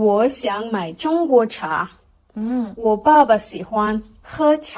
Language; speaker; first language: Chinese; non-native, learner; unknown